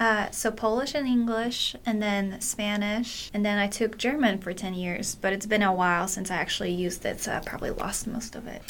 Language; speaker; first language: English; non-native, fluent; Polish